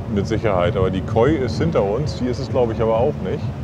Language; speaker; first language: German; native; German